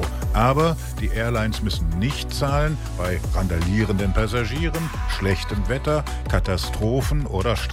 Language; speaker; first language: German; native; German